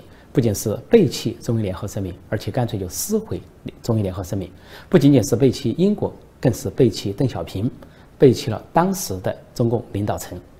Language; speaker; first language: Chinese; native; Chinese